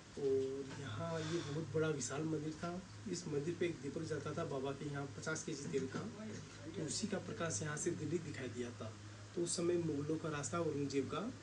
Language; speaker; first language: Hindi; native; Hindi